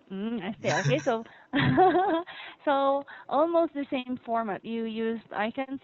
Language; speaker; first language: English; non-native, fluent; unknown